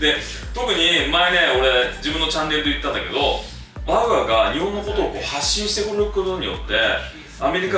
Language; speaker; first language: Japanese; native; Japanese